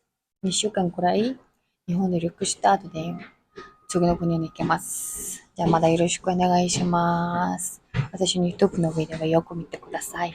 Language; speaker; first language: Japanese; non-native, learner; Mongolian